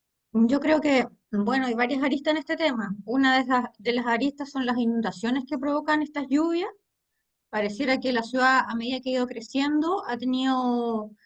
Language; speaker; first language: Spanish; native; Spanish